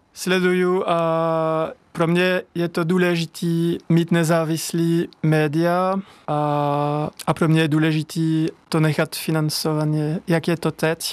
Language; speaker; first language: Czech; non-native, learner; French